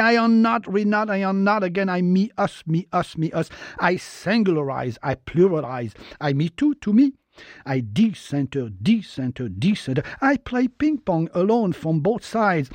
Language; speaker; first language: English; non-native, fluent; French